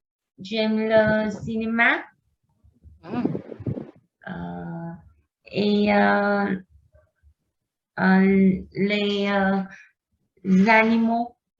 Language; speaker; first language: French; non-native, learner; Vietnamese